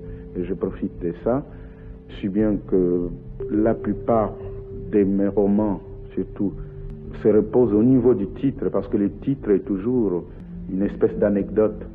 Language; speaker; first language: French; non-native, local second language; Kongo